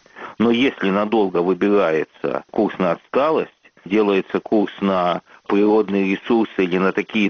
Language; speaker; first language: Russian; native; Russian